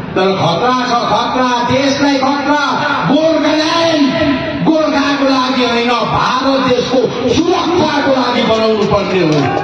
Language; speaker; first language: Nepali; native; Nepali